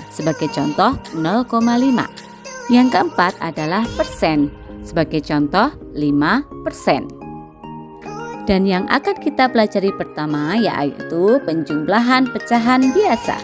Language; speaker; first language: Indonesian; native; Indonesian